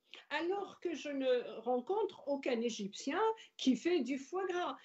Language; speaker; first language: French; non-native, local second language; Arabic